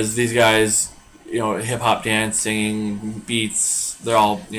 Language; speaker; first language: English; native; English